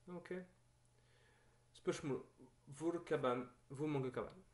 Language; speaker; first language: Norwegian; non-native, learner; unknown